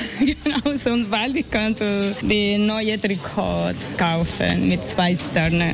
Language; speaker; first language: German; non-native, learner; Spanish